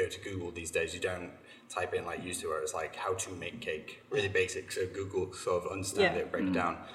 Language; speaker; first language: English; native; English